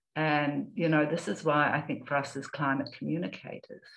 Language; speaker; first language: English; native; English